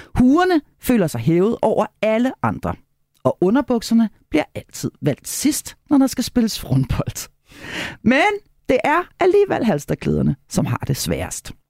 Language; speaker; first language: Danish; native; Danish